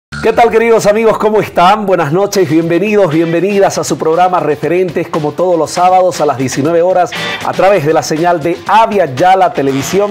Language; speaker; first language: Spanish; native; Spanish